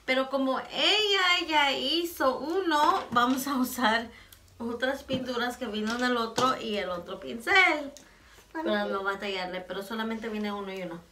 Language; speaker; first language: Spanish; early bilingual, heritage; Spanish